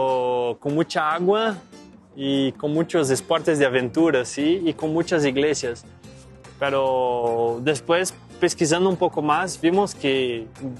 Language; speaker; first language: Spanish; non-native, learner; Portuguese